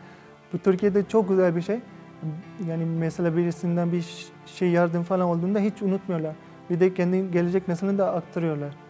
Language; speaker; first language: Turkish; non-native, fluent; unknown